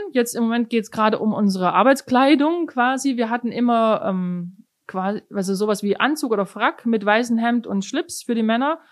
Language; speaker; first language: German; native; German